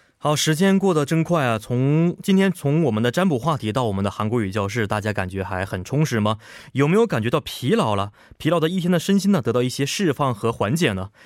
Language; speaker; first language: Chinese; native; Chinese